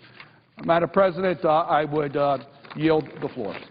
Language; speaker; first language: English; native; English